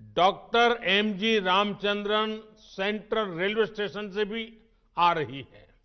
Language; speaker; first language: Hindi; non-native, local second language; Gujarati